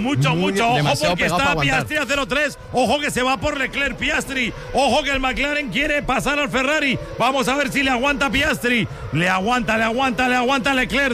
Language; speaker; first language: Spanish; native; Spanish